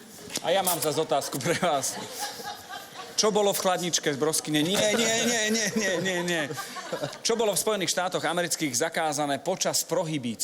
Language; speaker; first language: Slovak; native; Slovak